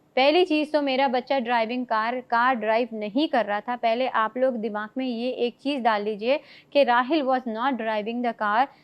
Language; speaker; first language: Hindi; non-native, local second language; Telugu